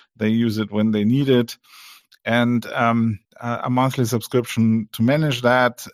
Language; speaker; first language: English; non-native, fluent; German